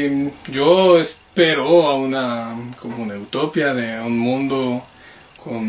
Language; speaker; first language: Spanish; non-native, fluent; French